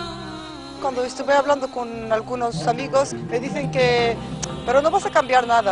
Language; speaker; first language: Spanish; non-native, learner; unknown